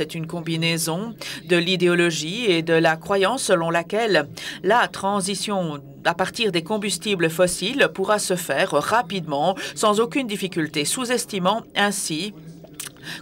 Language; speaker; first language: French; native; French